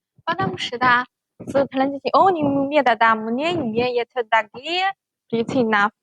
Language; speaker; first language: Russian; non-native, learner; Chinese